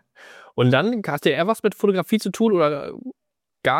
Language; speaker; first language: German; native; German